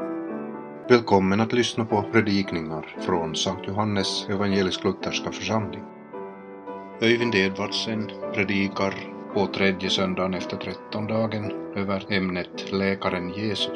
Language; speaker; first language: Swedish; native; Swedish